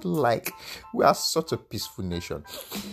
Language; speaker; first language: English; non-native, local second language; Yoruba